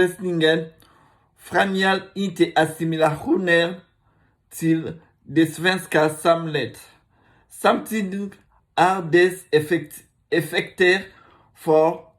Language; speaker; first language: Swedish; non-native, learner; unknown